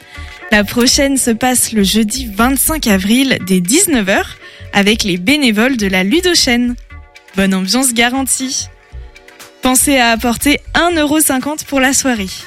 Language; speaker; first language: French; native; French